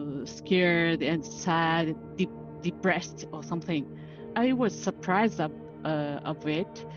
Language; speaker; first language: English; non-native, learner; Japanese